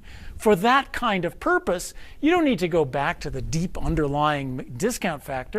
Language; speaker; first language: English; native; English